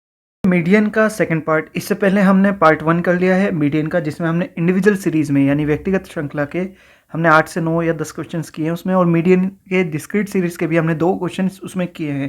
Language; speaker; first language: Hindi; native; Hindi